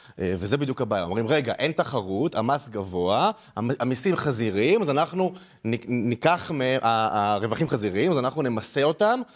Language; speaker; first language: Hebrew; native; Hebrew